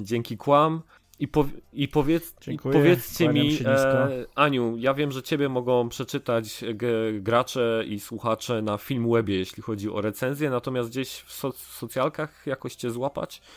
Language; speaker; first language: Polish; native; Polish